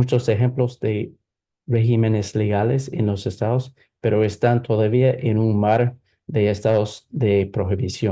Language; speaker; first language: Spanish; non-native, fluent; English